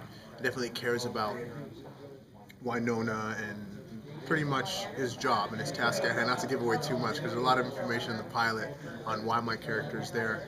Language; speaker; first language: English; native; English